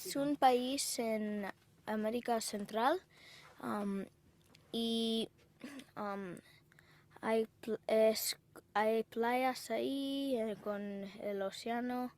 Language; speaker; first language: Spanish; early bilingual, other home language; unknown